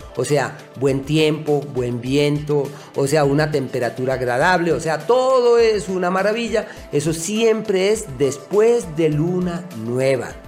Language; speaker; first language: Spanish; native; Spanish